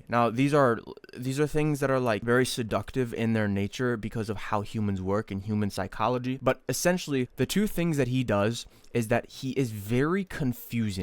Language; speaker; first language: English; native; English